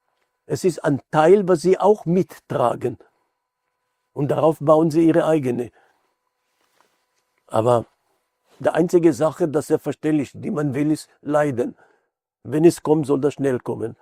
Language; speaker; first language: German; non-native, fluent; Hebrew